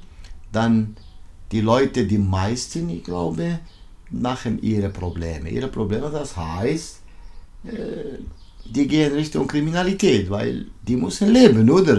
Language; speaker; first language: German; non-native, learner; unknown